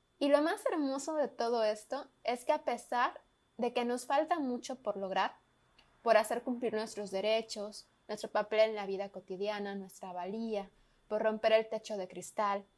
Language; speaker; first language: Spanish; native; Spanish